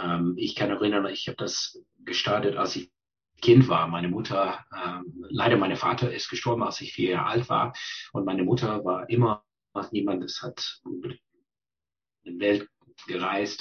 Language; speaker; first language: German; non-native, fluent; English